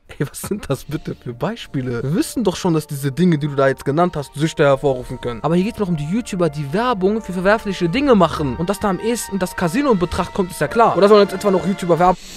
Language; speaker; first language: German; early bilingual, other home language; Arabic